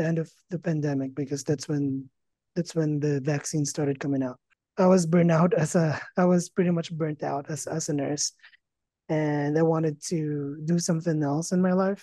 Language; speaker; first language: English; non-native, local second language; Filipino